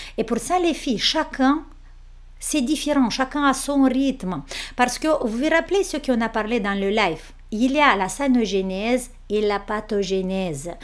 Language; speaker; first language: French; non-native, fluent; Romanian